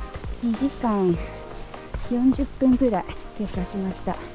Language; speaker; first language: Japanese; native; Japanese